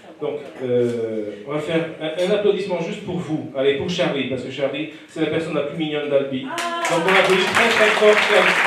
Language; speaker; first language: French; non-native, fluent; Portuguese